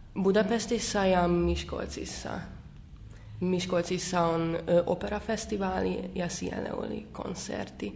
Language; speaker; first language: Finnish; non-native, learner; Hungarian